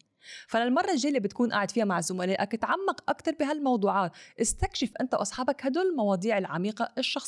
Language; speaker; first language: Arabic; native; Arabic